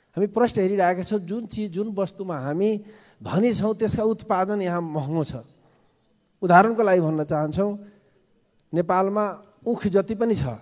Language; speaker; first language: Nepali; non-native, local second language; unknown